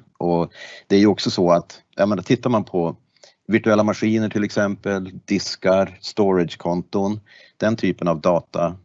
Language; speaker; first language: Swedish; native; Swedish